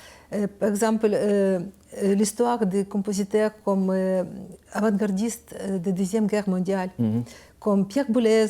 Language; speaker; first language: French; non-native, learner; Ukrainian